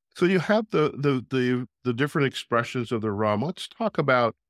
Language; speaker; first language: English; native; English